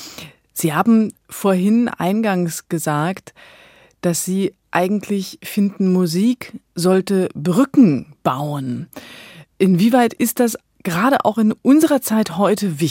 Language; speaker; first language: German; native; German